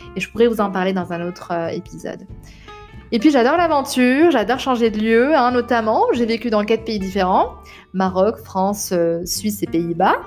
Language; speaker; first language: French; non-native, local second language; Arabic